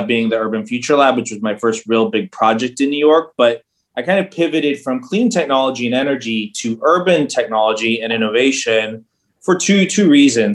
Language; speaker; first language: English; native; English